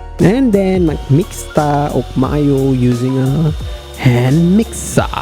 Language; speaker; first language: Cebuano; non-native, learner; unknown